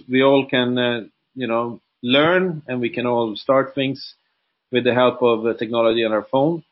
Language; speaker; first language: English; non-native, fluent; Swedish